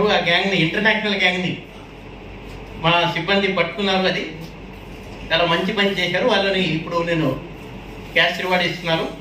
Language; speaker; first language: Telugu; native; Telugu